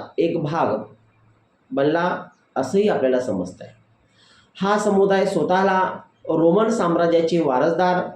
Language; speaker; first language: Marathi; non-native, local second language; Lambadi